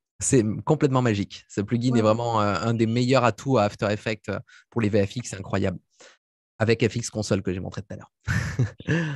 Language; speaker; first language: French; native; French